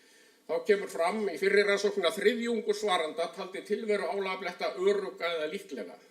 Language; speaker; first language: Icelandic; native; Icelandic